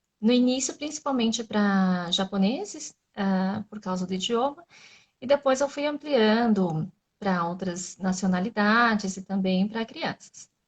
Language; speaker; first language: Portuguese; native; Portuguese